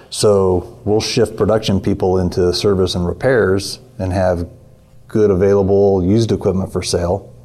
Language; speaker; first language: English; native; English